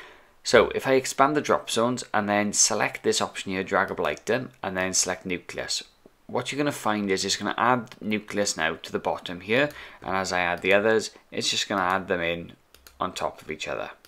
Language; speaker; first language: English; native; English